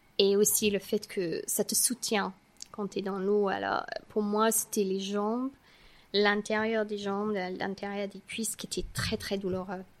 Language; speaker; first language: French; non-native, fluent; English